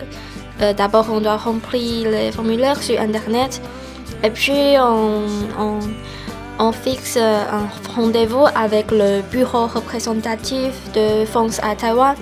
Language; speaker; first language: French; non-native, learner; Chinese